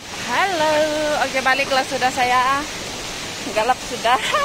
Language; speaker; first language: Malay; non-native, local second language; Central Dusun